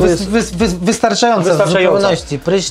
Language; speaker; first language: Polish; native; Polish